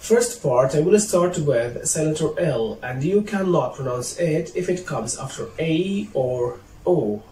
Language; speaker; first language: English; non-native, fluent; Arabic